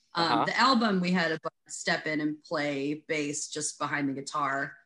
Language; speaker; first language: English; native; English